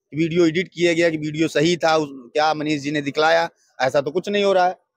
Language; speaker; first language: Hindi; native; Hindi